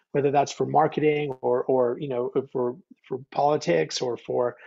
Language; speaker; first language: English; native; English